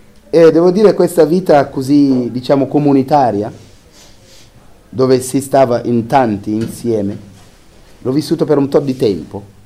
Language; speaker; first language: Italian; non-native, fluent; Wolof